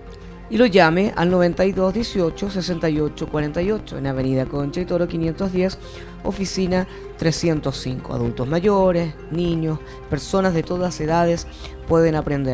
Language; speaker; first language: Spanish; native; Spanish